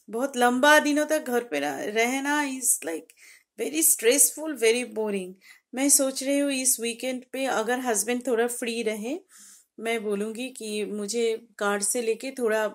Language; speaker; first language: Hindi; non-native, local second language; Bangla